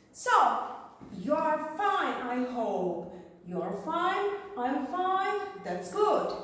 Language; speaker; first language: English; non-native, fluent; Czech